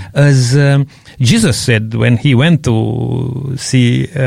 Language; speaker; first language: English; non-native, fluent; Romanian